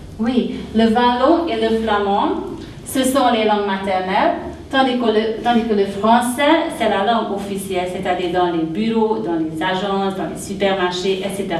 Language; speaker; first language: French; non-native, fluent; Hungarian